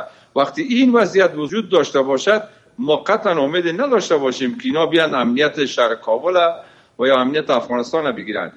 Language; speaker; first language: Persian; native; Persian